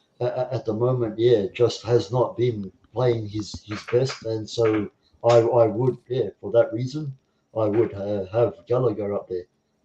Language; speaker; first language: English; native; English